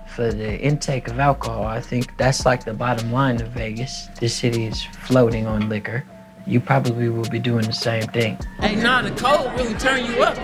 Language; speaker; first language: English; native; English